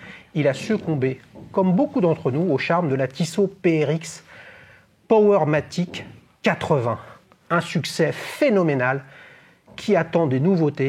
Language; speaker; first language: French; native; French